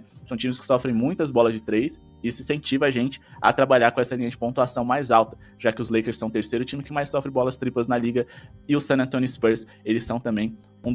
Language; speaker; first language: Portuguese; native; Portuguese